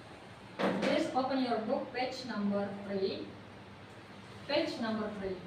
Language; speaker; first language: English; non-native, fluent; Indonesian